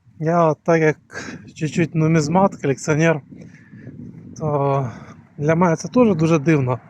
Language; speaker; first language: Ukrainian; non-native, local second language; Russian